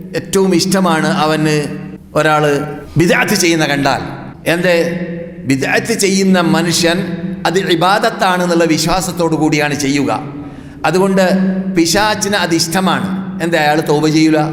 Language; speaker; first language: Malayalam; native; Malayalam